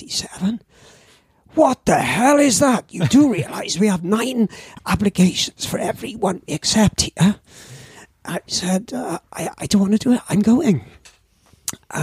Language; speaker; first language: English; native; English